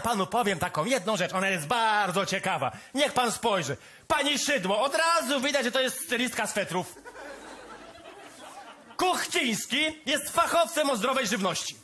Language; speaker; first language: Polish; native; Polish